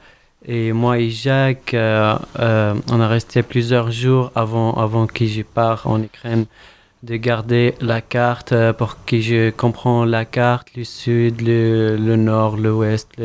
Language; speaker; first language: French; non-native, fluent; Arabic